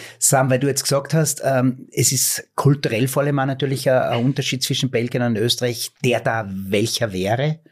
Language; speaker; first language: German; native; German